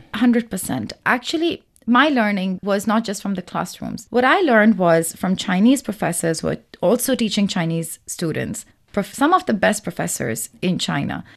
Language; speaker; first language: English; non-native, local second language; Urdu